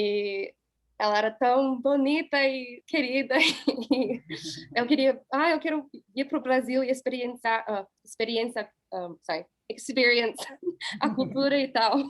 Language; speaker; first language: Portuguese; non-native, fluent; English